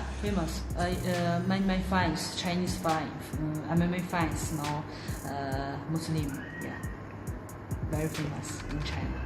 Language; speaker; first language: English; non-native, learner; Chinese